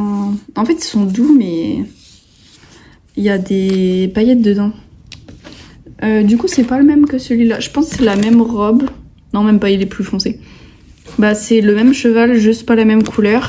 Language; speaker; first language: French; native; French